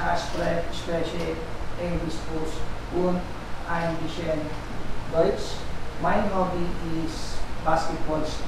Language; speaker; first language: German; non-native, learner; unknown